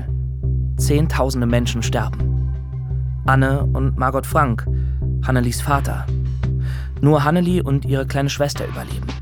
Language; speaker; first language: German; native; German